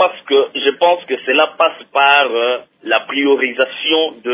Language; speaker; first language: French; non-native, local second language; Lingala